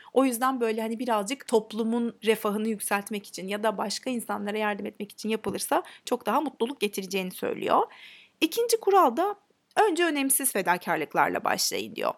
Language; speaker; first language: Turkish; native; Turkish